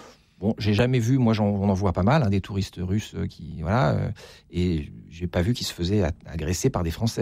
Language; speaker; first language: French; native; French